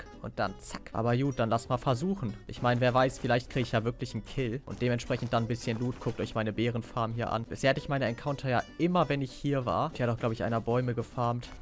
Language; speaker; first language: German; native; German